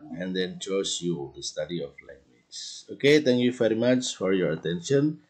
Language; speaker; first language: English; non-native, fluent; Indonesian